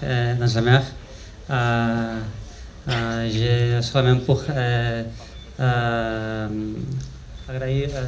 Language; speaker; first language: French; non-native, learner; Spanish